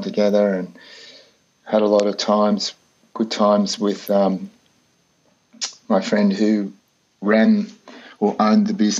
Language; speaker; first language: English; native; English